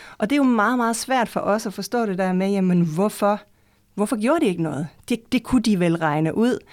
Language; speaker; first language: Danish; native; Danish